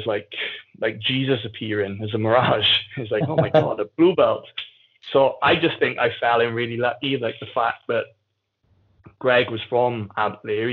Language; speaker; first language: English; native; English